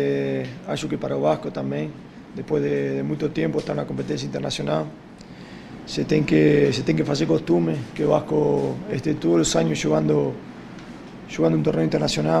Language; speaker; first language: Portuguese; non-native, fluent; Spanish